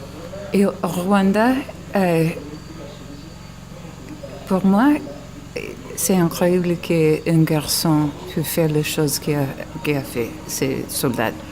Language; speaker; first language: French; non-native, learner; English